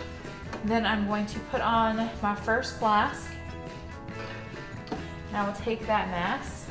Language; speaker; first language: English; native; English